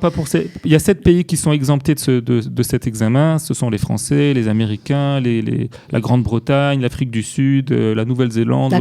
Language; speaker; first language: French; native; French